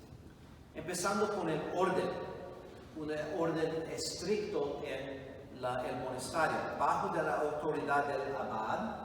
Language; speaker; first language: Spanish; non-native, fluent; English